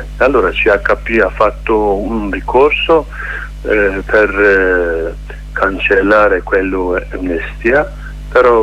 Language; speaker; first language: Italian; non-native, learner; Kurdish